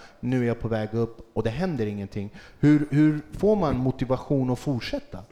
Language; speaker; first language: Swedish; early bilingual, other home language; Kurdish